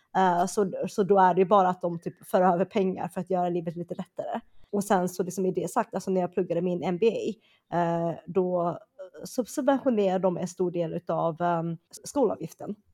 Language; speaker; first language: Swedish; early bilingual, other home language; Chinese